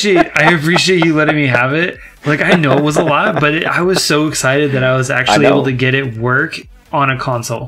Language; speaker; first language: English; native; English